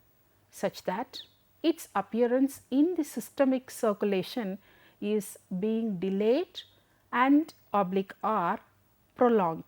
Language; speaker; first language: English; non-native, local second language; Tamil